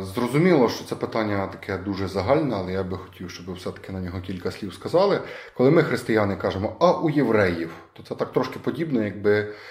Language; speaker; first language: Ukrainian; native; Ukrainian